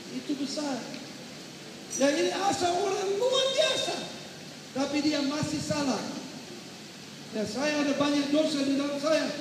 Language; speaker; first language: Indonesian; non-native, learner; English